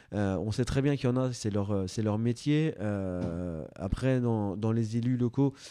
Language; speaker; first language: French; native; French